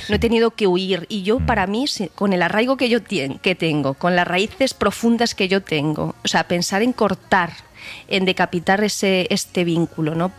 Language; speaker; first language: Spanish; native; Spanish